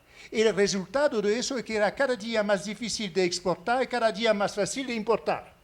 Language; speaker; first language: Spanish; non-native, fluent; French